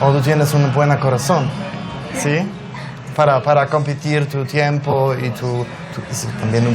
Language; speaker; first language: Spanish; non-native, learner; Polish